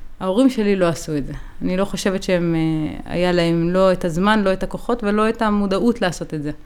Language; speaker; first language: Hebrew; native; Hebrew